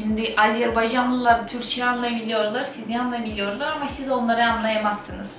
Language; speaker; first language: Turkish; non-native, fluent; Russian